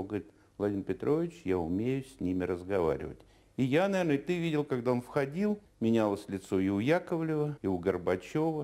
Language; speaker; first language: Russian; native; Russian